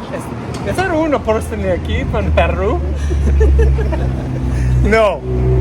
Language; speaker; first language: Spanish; non-native, learner; English